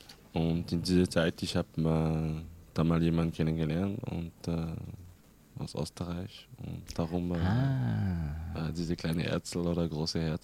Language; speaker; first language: German; non-native, fluent; French